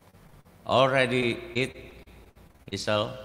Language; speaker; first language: English; non-native, learner; Indonesian